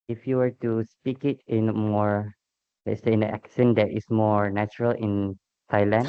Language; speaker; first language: English; non-native, local second language; Malay